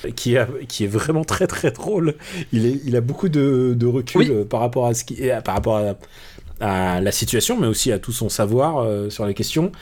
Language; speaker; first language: French; native; French